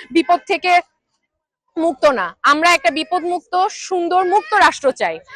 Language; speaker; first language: Bangla; native; Bangla